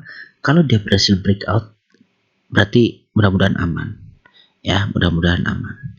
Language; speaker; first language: Indonesian; native; Indonesian